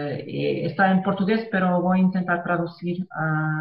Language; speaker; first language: Spanish; non-native, fluent; Portuguese